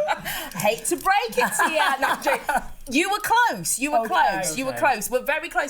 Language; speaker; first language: English; native; English